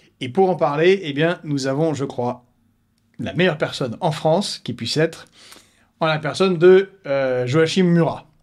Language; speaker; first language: French; native; French